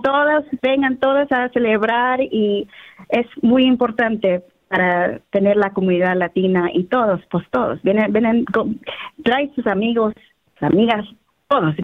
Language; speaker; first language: Spanish; early bilingual, heritage; Spanish